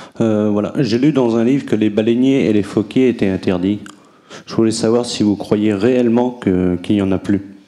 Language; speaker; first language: French; native; French